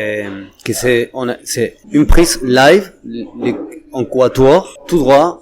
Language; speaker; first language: French; non-native, fluent; Spanish